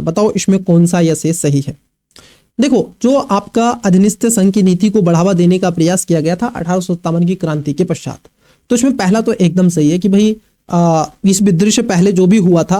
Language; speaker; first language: Hindi; native; Hindi